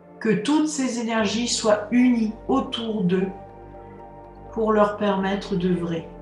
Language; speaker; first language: French; native; French